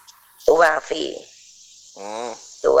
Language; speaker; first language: Arabic; non-native, learner; Indonesian